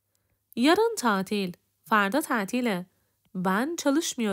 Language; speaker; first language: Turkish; non-native, fluent; Persian